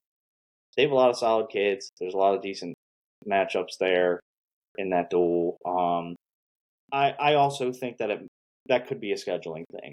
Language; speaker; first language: English; native; English